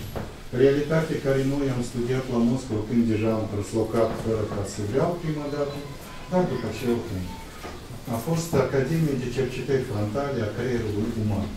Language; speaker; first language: Romanian; non-native, local second language; Russian